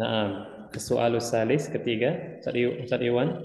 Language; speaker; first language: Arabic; non-native, fluent; Indonesian